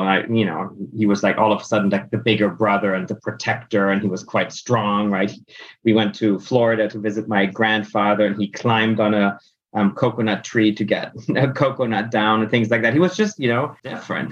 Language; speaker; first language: English; non-native, fluent; German